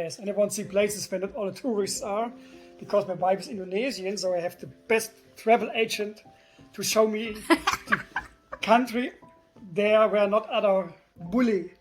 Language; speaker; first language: English; non-native, fluent; German